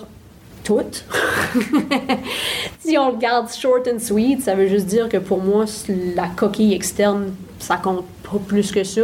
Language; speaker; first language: French; native; French